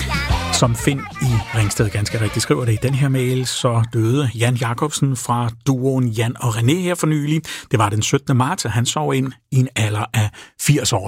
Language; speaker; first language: Danish; native; Danish